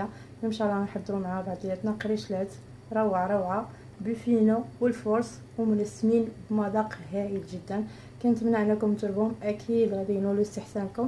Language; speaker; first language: Arabic; native; Arabic